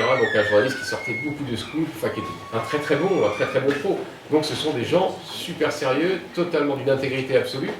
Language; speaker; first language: French; native; French